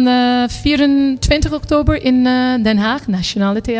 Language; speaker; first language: Dutch; non-native, fluent; Turkish